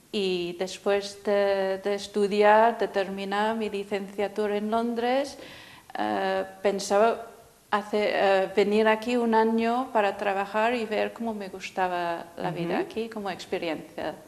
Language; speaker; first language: Spanish; non-native, fluent; English